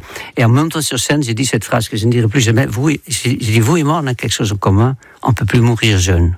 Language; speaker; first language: French; non-native, fluent; Dutch